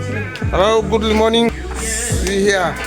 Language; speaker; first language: English; non-native, local second language; Fijian